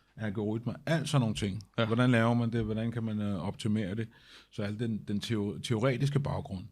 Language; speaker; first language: Danish; early bilingual, other home language; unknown